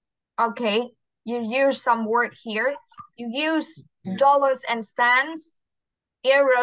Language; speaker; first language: English; non-native, fluent; Vietnamese